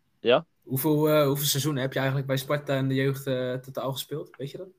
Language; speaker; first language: Dutch; native; Dutch